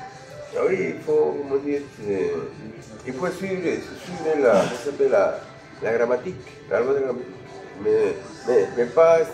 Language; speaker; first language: French; non-native, learner; Spanish